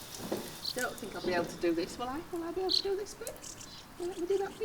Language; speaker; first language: English; native; English